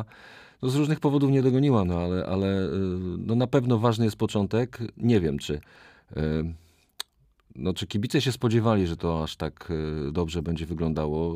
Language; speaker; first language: Polish; native; Polish